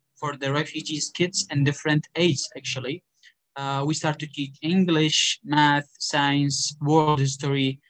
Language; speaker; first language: English; non-native, fluent; Arabic